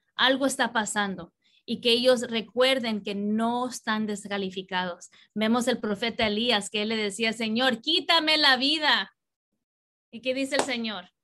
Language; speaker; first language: Spanish; early bilingual, heritage; Spanish